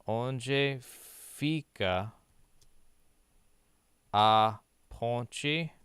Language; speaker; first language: Portuguese; non-native, learner; English